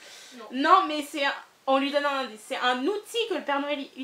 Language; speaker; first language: French; native; French